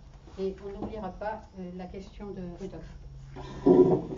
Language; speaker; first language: French; native; French